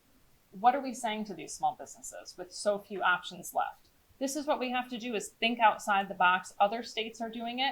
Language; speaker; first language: English; native; English